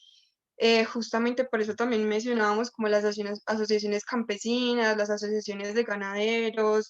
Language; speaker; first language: Spanish; native; Spanish